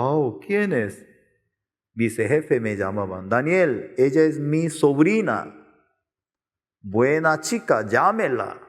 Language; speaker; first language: Spanish; non-native, learner; Korean